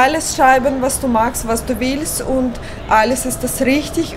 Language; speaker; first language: German; non-native, learner; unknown